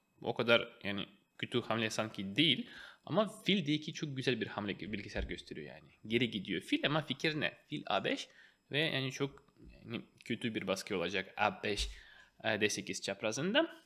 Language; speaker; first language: Turkish; non-native, fluent; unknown